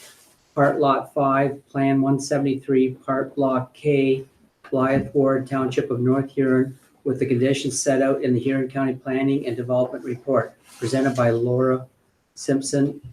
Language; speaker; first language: English; native; English